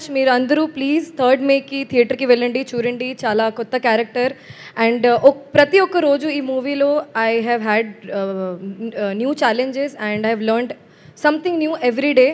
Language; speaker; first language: Telugu; non-native, local second language; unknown